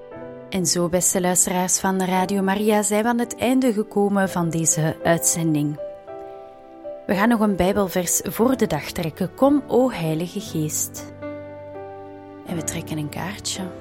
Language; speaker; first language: Dutch; native; Dutch